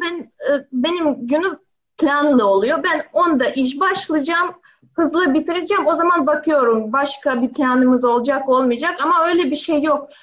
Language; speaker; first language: Turkish; non-native, learner; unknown